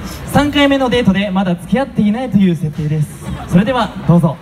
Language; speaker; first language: Japanese; native; Japanese